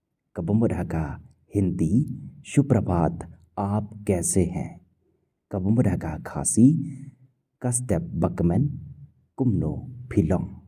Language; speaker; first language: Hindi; non-native, local second language; Khasi